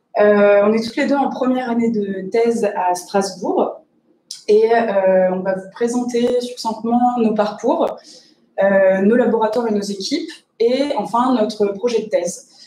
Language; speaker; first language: French; native; French